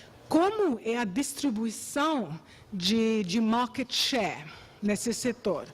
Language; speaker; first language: Portuguese; non-native, fluent; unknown